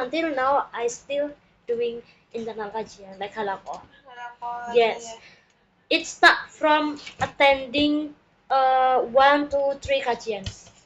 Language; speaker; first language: English; non-native, learner; Indonesian